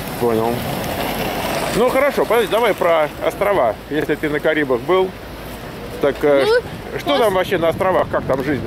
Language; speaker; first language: Russian; native; Russian